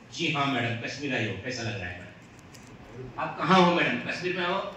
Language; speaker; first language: Hindi; non-native, local second language; Marathi